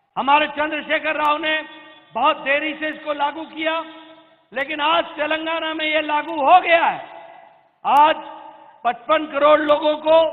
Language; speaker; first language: Hindi; native; Hindi